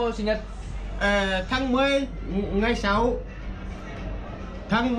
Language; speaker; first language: Vietnamese; non-native, learner; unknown